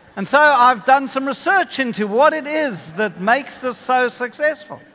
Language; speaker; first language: English; native; English